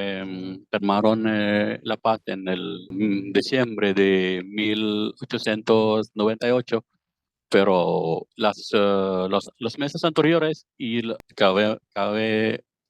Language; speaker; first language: Spanish; non-native, fluent; Filipino